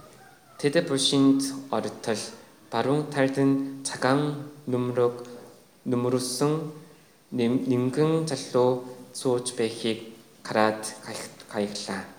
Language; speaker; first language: Mongolian; non-native, fluent; Korean